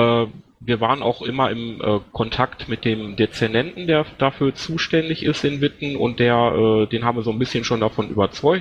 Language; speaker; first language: German; native; German